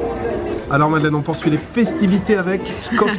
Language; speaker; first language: French; native; French